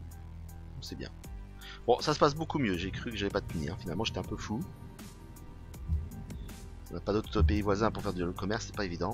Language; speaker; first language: French; native; French